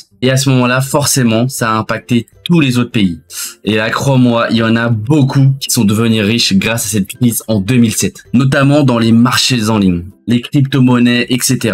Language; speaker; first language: French; native; French